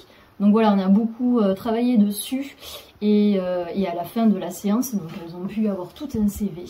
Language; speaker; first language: French; native; French